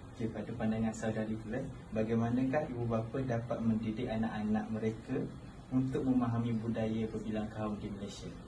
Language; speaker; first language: Malay; native; Malay